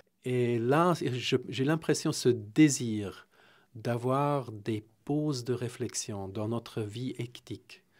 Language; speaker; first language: French; non-native, fluent; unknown